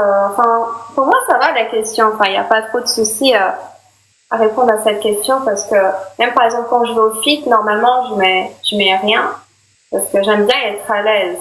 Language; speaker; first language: French; native; French